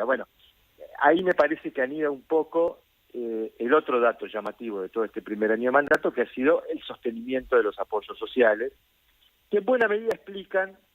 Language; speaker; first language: Spanish; native; Spanish